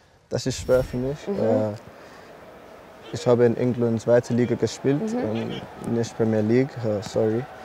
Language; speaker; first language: German; non-native, learner; English